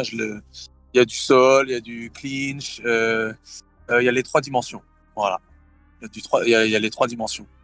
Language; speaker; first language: French; early bilingual, other home language; Thai